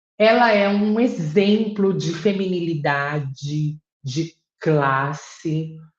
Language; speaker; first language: Portuguese; native; Portuguese